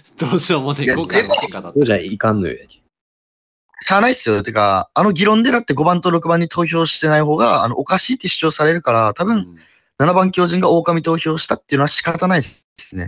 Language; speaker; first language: Japanese; native; Japanese